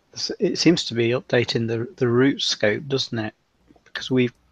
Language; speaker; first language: English; native; English